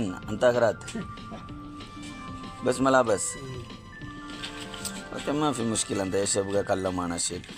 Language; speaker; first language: Arabic; non-native, learner; Tamil